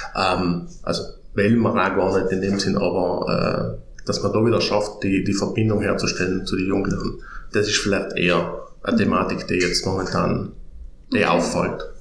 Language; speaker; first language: German; native; German